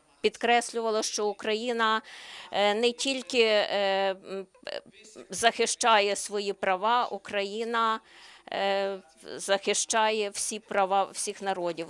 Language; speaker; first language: Ukrainian; non-native, learner; Slovenian